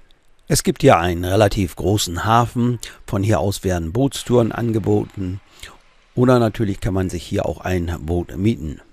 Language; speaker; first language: German; native; German